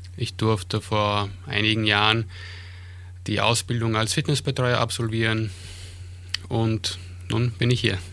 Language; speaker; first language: German; early bilingual, other home language; Armenian